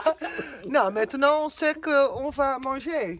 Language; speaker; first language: French; non-native, learner; Dutch